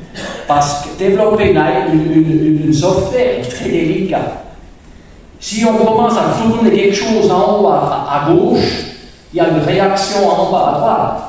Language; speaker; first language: French; non-native, fluent; German